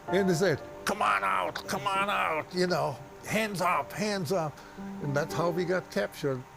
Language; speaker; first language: English; non-native, fluent; German